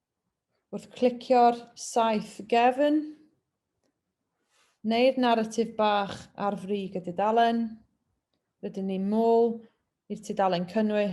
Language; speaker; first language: Welsh; native; Welsh